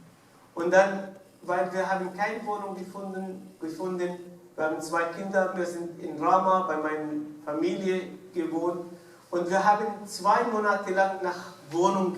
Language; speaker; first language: German; non-native, fluent; Arabic